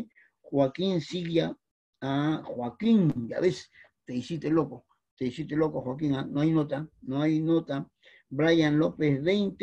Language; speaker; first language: Spanish; native; Spanish